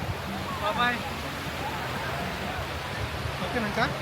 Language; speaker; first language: Telugu; native; Telugu